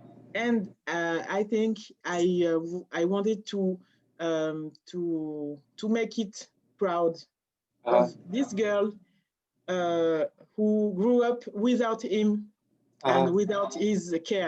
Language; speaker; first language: English; non-native, learner; French